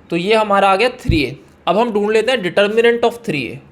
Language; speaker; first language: Hindi; native; Hindi